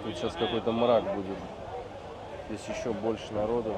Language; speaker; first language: Russian; native; Russian